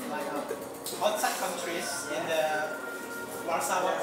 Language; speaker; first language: English; non-native, learner; Indonesian